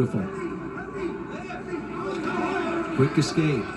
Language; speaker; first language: English; native; English